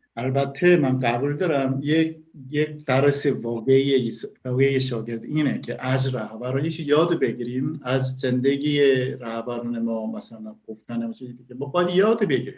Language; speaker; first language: Persian; non-native, learner; Korean